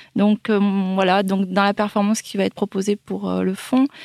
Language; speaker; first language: French; native; French